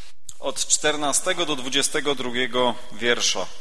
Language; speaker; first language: Polish; native; Polish